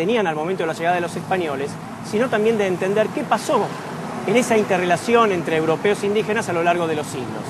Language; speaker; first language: Spanish; native; Spanish